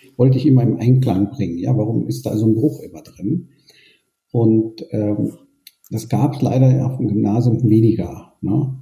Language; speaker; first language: German; early bilingual, other home language; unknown